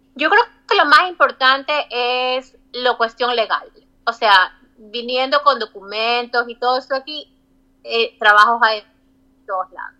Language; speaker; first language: Spanish; native; Spanish